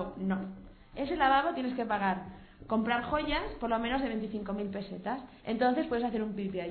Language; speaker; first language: Spanish; native; Spanish